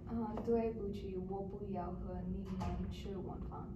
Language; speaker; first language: Chinese; non-native, learner; English